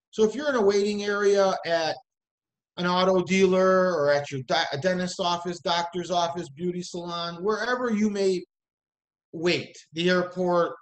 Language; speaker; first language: English; native; English